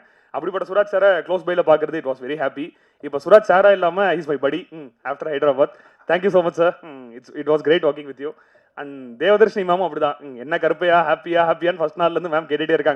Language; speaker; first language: Tamil; native; Tamil